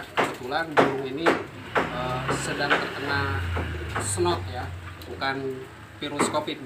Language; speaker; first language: Indonesian; native; Indonesian